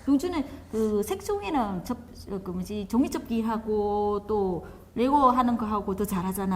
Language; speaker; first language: Korean; non-native, learner; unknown